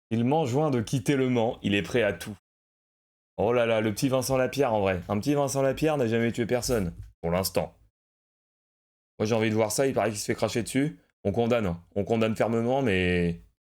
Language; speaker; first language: French; native; French